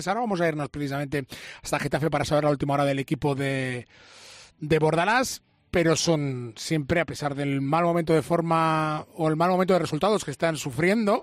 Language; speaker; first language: Spanish; native; Spanish